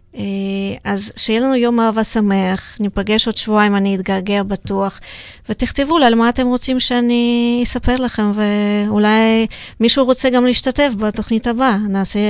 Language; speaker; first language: Hebrew; non-native, fluent; Russian